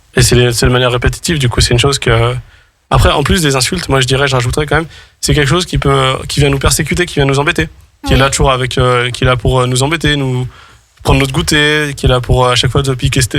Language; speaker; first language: French; native; French